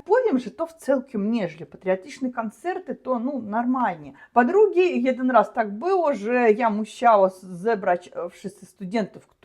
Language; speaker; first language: Polish; non-native, learner; Russian